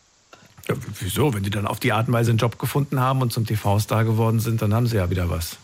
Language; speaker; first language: German; native; German